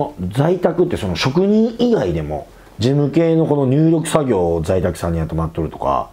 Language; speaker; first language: Japanese; native; Japanese